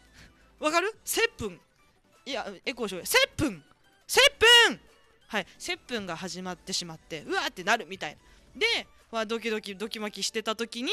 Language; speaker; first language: Japanese; native; Japanese